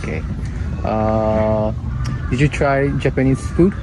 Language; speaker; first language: English; non-native, learner; Japanese